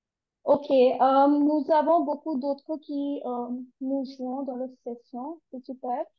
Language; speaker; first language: French; non-native, learner; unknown